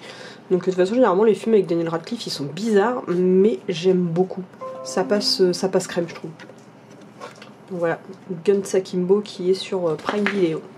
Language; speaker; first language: French; native; French